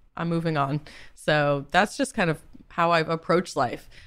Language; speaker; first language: English; native; English